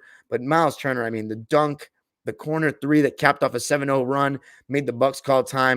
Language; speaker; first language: English; native; English